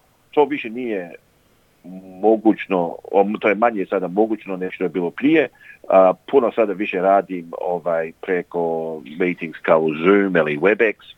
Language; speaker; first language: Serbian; early bilingual, heritage; English